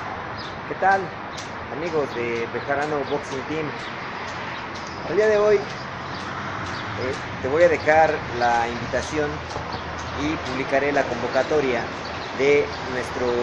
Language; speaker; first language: Spanish; native; Spanish